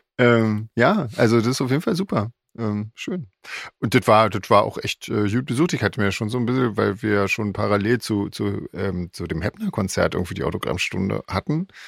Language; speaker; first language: German; native; German